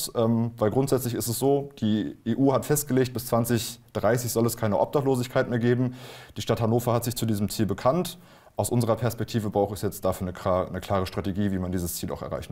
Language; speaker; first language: German; native; German